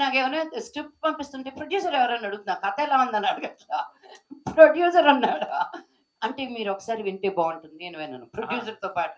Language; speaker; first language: Telugu; native; Telugu